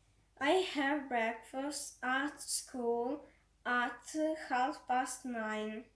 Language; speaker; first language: English; non-native, learner; Croatian